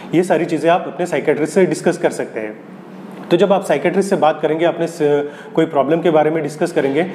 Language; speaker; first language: Hindi; non-native, local second language; Marathi